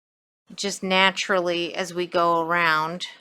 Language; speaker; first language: English; native; English